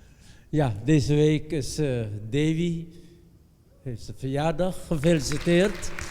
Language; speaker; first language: Dutch; non-native, fluent; Indonesian